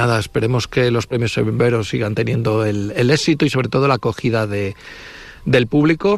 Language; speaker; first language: Spanish; native; Spanish